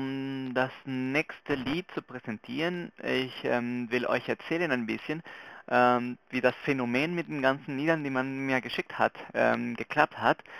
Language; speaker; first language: German; non-native, fluent; Spanish